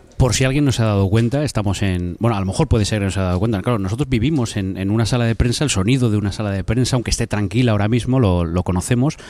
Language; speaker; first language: Spanish; native; Spanish